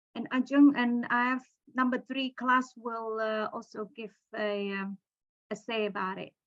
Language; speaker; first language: English; non-native, fluent; Indonesian